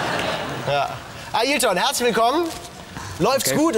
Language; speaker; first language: German; native; German